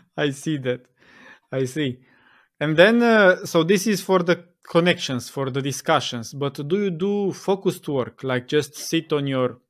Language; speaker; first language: English; non-native, fluent; Romanian